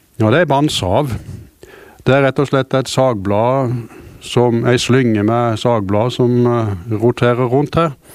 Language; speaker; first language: Norwegian; native; Norwegian